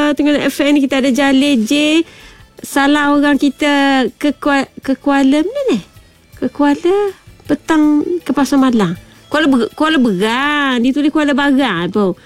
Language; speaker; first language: Malay; native; Malay